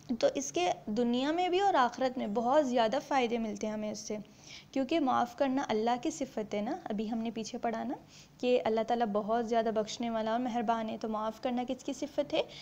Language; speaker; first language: Urdu; native; Urdu